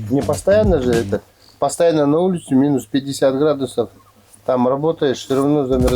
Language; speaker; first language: Russian; non-native, local second language; Yakut